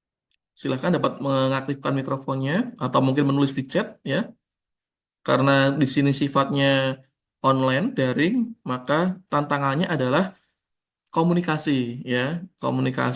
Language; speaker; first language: Indonesian; native; Indonesian